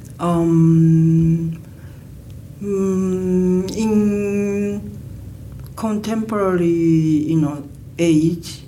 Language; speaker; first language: English; non-native, learner; Japanese